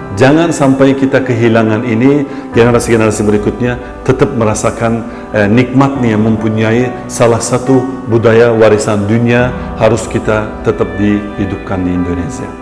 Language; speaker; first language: Indonesian; non-native, fluent; Turkish